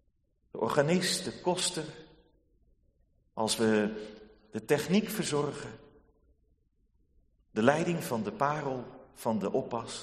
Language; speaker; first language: Dutch; native; Dutch